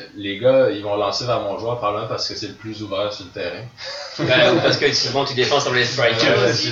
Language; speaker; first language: French; native; French